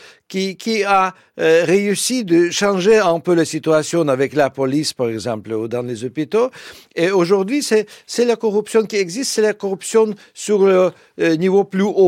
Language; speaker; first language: French; non-native, fluent; Russian